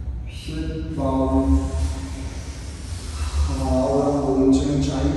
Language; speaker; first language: Vietnamese; non-native, learner; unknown